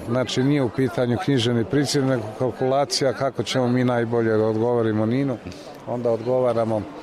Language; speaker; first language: Serbian; native; Serbian